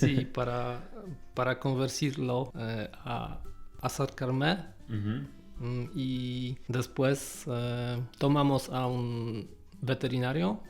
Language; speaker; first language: Spanish; non-native, learner; Polish